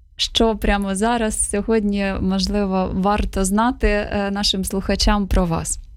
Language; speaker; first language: Ukrainian; native; Ukrainian